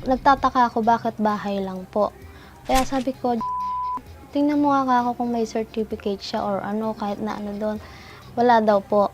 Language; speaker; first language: Filipino; native; Filipino